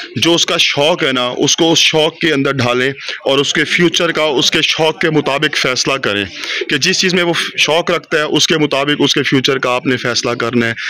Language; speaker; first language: Urdu; non-native, local second language; Saraiki